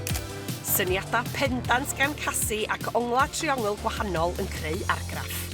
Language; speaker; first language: Welsh; native; Welsh